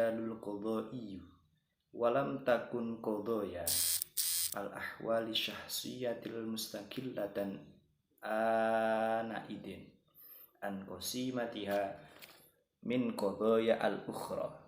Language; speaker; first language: Arabic; non-native, learner; Indonesian